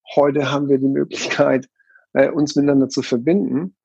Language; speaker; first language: German; native; German